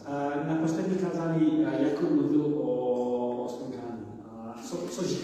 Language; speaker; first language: Czech; non-native, learner; English